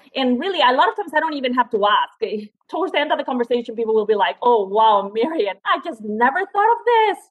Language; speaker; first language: English; non-native, fluent; Spanish